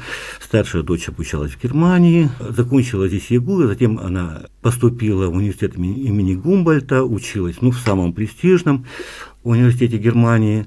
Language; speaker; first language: Russian; non-native, local second language; Yakut